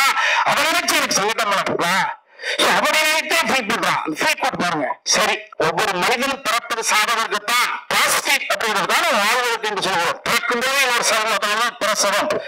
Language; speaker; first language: Tamil; native; Tamil